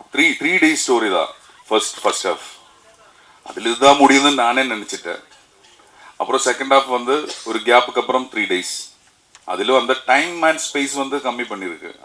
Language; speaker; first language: Tamil; non-native, learner; Malayalam